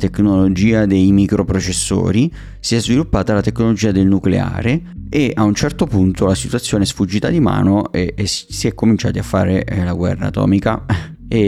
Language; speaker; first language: Italian; native; Italian